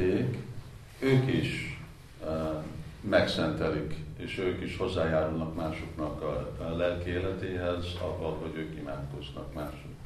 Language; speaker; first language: Hungarian; non-native, fluent; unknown